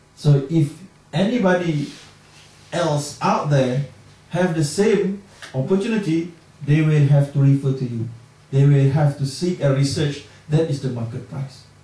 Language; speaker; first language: English; non-native, local second language; Malay